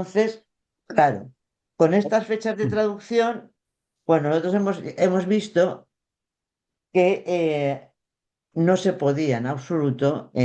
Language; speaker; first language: Spanish; native; Spanish